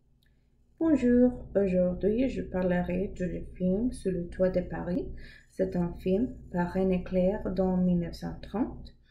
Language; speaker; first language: French; non-native, learner; English